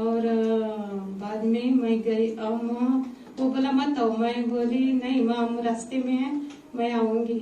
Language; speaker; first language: Hindi; non-native, local second language; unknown